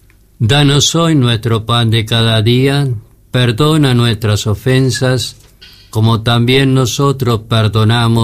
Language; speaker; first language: Spanish; native; Spanish